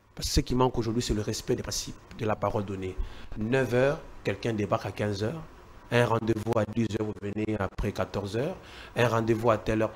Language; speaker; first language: French; non-native, local second language; Luba-Lulua